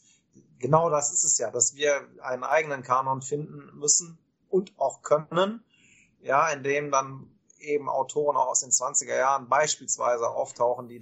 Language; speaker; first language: German; native; German